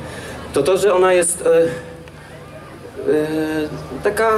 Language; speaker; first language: Polish; native; Polish